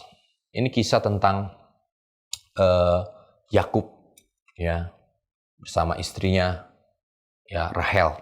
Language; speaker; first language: Indonesian; native; Indonesian